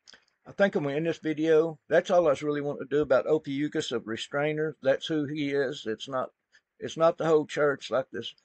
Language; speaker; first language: English; native; English